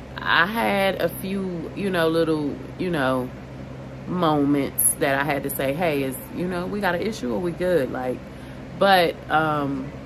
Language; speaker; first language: English; native; English